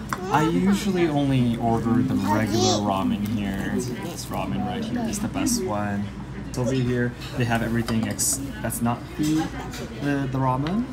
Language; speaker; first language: English; early bilingual, other home language; Japanese